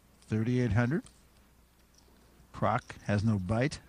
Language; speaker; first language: English; native; English